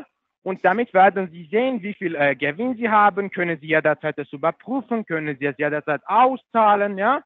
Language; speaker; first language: German; non-native, fluent; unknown